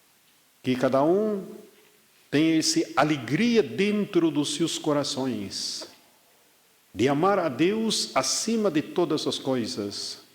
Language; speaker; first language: Portuguese; non-native, fluent; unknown